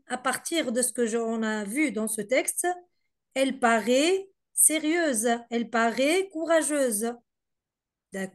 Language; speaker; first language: French; non-native, fluent; Arabic